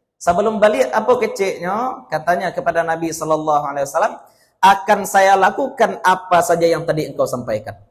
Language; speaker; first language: Malay; native; Malay